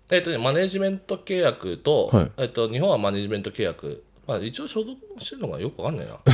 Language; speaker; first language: Japanese; native; Japanese